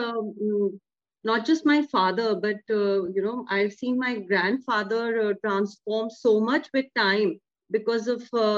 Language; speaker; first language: English; non-native, local second language; Hindi